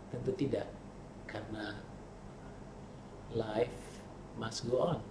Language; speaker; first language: Indonesian; native; Indonesian